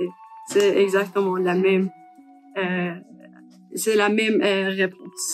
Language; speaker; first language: French; non-native, learner; Persian